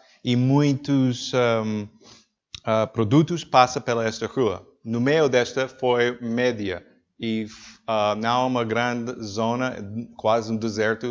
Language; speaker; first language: Portuguese; non-native, learner; English